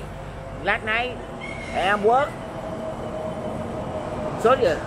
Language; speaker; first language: English; non-native, learner; Thai